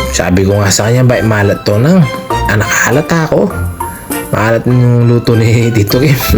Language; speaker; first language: Filipino; non-native, local second language; Pampanga